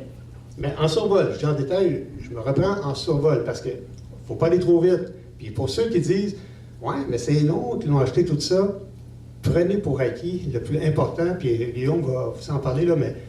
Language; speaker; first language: French; native; French